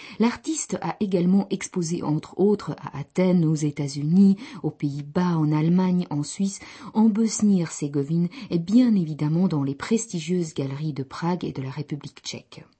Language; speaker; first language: French; non-native, fluent; Czech